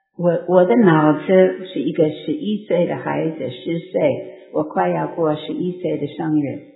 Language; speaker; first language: Chinese; non-native, fluent; English